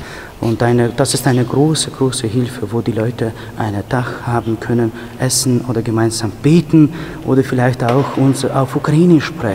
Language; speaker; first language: German; non-native, fluent; Ukrainian